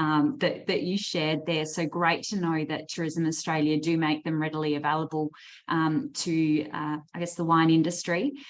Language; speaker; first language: English; native; English